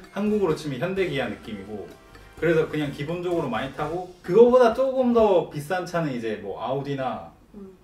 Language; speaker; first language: Korean; native; Korean